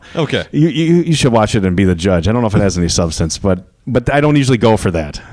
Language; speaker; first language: English; native; English